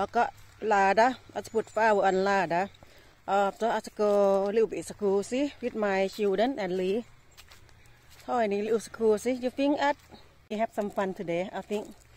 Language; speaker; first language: English; non-native, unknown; Thai